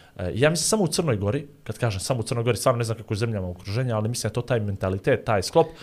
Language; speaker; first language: Bosnian; native; Bosnian